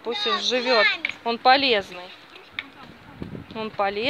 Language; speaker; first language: Russian; native; Russian